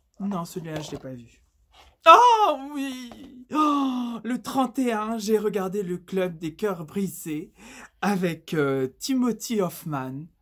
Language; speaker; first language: French; native; French